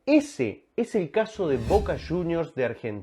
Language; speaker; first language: Spanish; native; Spanish